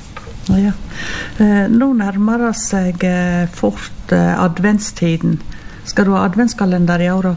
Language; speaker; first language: Norwegian; native; Norwegian